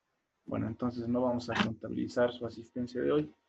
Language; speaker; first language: Spanish; native; Spanish